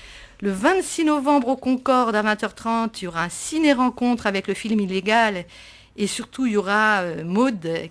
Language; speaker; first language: French; native; French